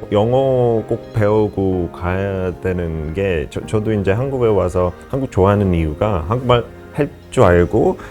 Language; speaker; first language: Korean; non-native, fluent; English